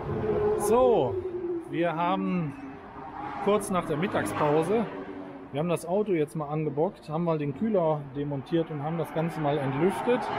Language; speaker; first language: German; native; German